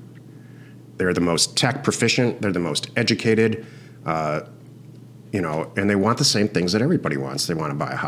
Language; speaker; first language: English; native; English